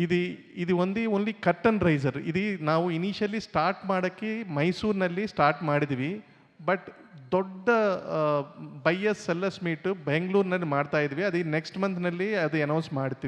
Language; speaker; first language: Kannada; non-native, local second language; Telugu